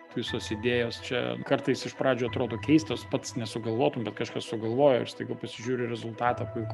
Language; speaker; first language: Lithuanian; native; Lithuanian